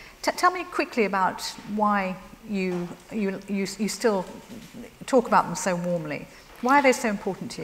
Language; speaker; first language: English; native; English